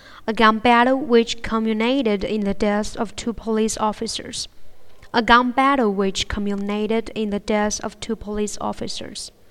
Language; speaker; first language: English; non-native, fluent; Chinese